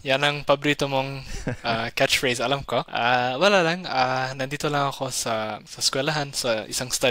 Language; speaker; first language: Filipino; non-native, fluent; Somali